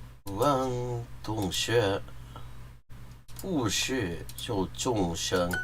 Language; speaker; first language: Chinese; non-native, learner; English